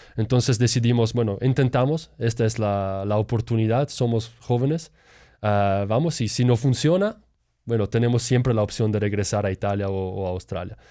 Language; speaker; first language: Spanish; non-native, fluent; Italian